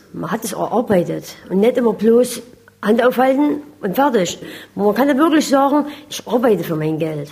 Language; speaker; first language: German; native; German